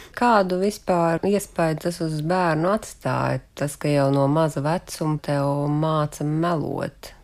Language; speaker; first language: Latvian; native; Latvian